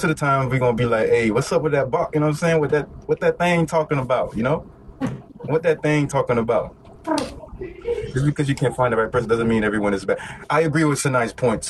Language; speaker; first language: English; native; English